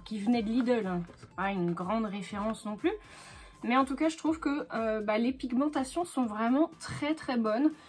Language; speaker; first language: French; native; French